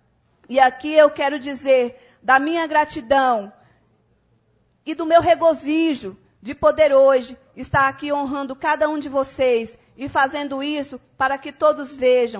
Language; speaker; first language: Portuguese; native; Portuguese